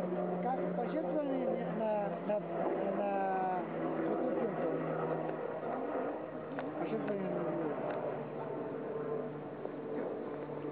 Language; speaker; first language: Russian; non-native, learner; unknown